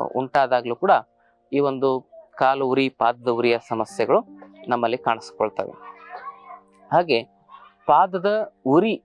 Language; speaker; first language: Kannada; native; Kannada